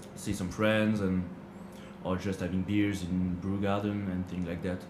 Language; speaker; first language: English; non-native, learner; French